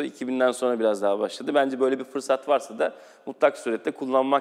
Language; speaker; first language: Turkish; native; Turkish